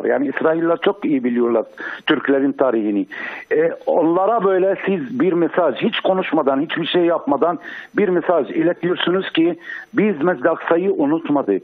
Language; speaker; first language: Turkish; non-native, fluent; Arabic